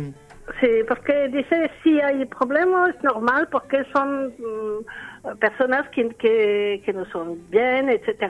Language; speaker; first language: Spanish; non-native, learner; French